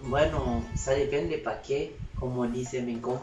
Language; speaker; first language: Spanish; non-native, learner; Haitian Creole